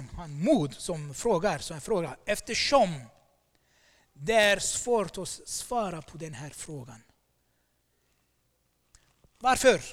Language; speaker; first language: Swedish; non-native, fluent; Armenian